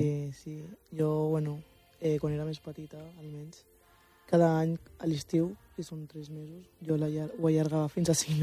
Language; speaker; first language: Catalan; early bilingual, other home language; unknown